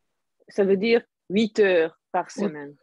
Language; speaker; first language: French; non-native, fluent; Hungarian